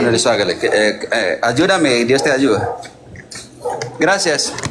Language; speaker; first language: Spanish; non-native, fluent; Indonesian